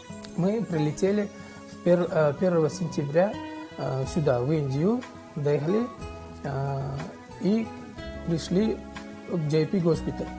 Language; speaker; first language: Russian; non-native, fluent; Uzbek